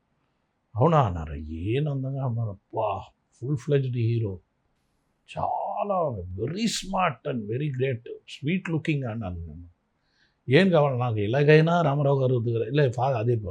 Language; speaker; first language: Telugu; non-native, local second language; Tamil